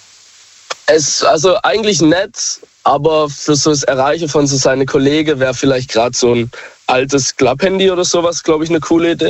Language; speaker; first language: German; native; German